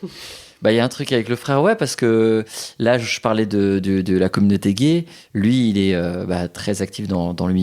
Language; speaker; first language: French; native; French